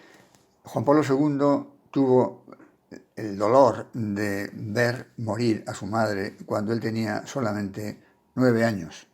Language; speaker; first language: Spanish; native; Spanish